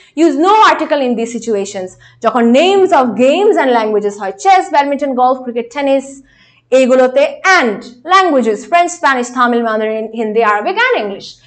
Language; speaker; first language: English; non-native, local second language; Bangla